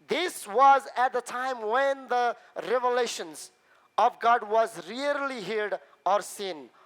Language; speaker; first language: English; non-native, local second language; Nepali